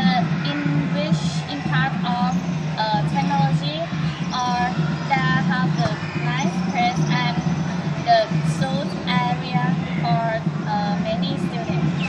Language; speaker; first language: English; non-native, learner; Thai